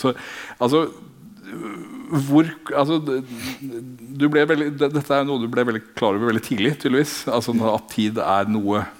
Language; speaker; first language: Norwegian; native; Norwegian